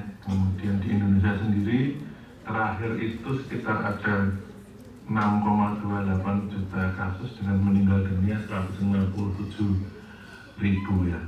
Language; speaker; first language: Indonesian; native; Indonesian